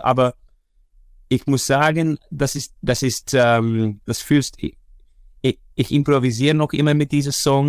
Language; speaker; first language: German; non-native, fluent; Dutch